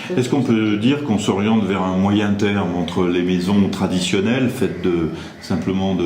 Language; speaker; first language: French; native; French